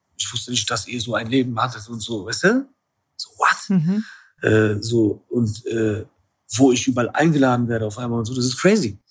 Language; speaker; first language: German; early bilingual, other home language; Kurdish